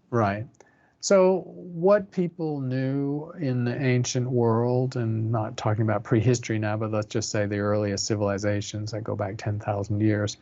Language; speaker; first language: English; native; English